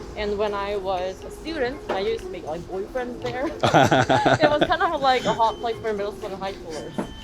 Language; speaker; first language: English; non-native, fluent; Korean